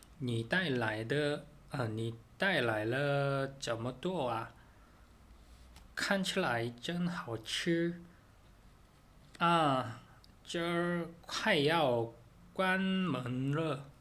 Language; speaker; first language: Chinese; non-native, learner; Korean